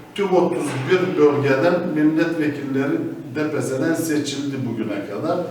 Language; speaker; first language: Turkish; native; Turkish